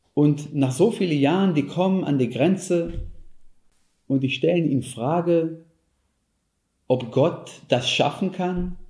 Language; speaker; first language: German; non-native, fluent; Hebrew